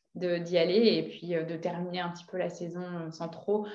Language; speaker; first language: French; native; French